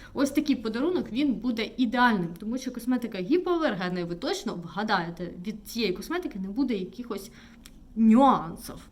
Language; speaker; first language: Ukrainian; non-native, local second language; Russian